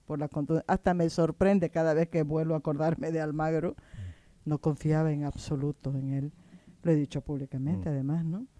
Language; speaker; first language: Spanish; native; Spanish